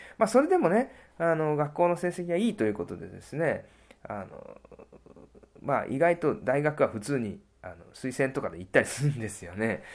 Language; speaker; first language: Japanese; native; Japanese